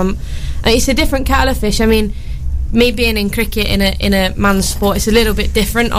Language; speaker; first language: English; native; English